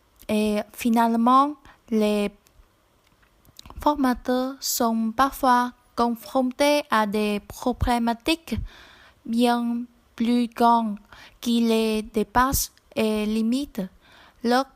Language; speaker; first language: French; non-native, learner; Vietnamese